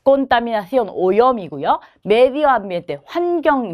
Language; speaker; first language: Spanish; non-native, fluent; Korean